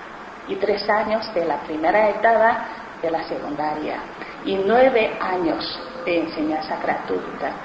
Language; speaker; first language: Spanish; non-native, fluent; Chinese